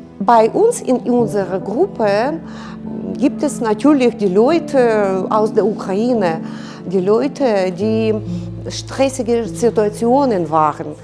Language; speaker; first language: German; non-native, learner; Ukrainian